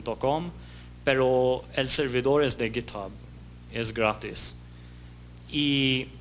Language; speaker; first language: Spanish; non-native, fluent; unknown